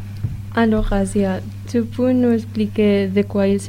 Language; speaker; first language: French; non-native, learner; Spanish